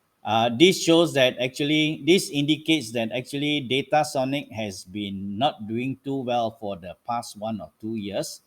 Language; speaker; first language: English; non-native, local second language; Malay